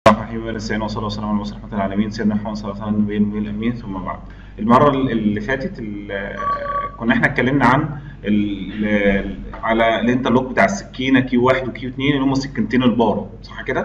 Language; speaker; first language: Arabic; native; Arabic